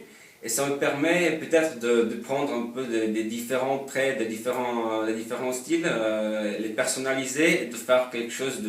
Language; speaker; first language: French; non-native, fluent; Polish